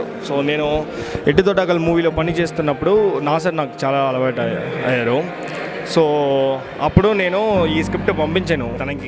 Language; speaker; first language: Telugu; non-native, learner; Tamil